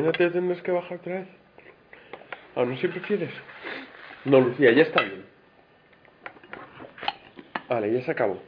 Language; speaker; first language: Spanish; native; Spanish